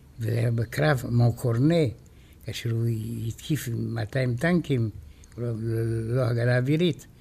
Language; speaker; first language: Hebrew; non-native, fluent; Romanian